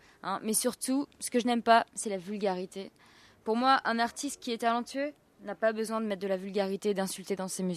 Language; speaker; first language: French; native; French